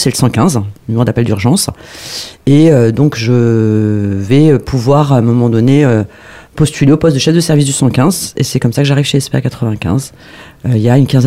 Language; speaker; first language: French; native; French